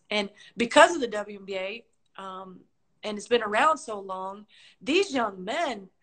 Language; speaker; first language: English; native; English